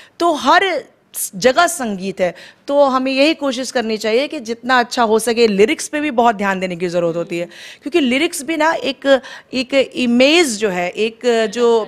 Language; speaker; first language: Hindi; native; Hindi